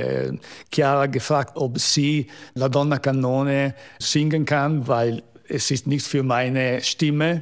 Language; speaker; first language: German; non-native, local second language; Italian